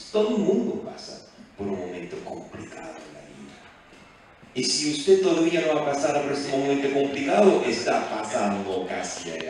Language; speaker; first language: Spanish; non-native, fluent; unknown